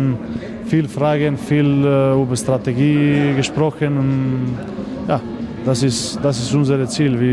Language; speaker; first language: German; non-native, learner; Macedonian